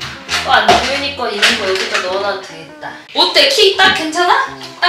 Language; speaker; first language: Korean; native; Korean